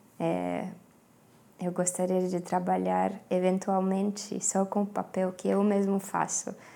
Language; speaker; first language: Portuguese; non-native, fluent; Estonian